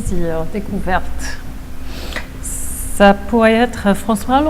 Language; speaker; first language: French; native; French